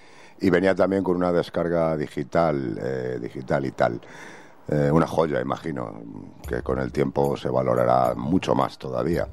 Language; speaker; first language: Spanish; native; Spanish